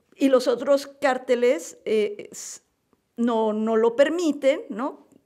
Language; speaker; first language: Spanish; native; Spanish